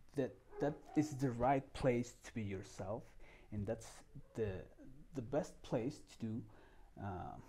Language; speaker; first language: English; non-native, fluent; Spanish